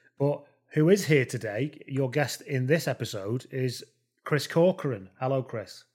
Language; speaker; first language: English; native; English